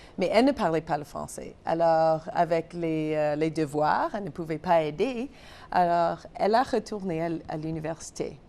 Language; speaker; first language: French; non-native, local second language; English